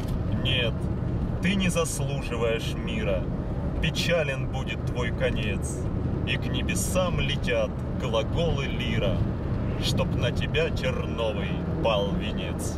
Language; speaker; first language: Russian; native; Russian